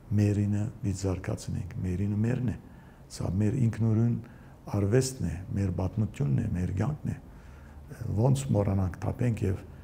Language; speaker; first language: Armenian; early bilingual, heritage; Armenian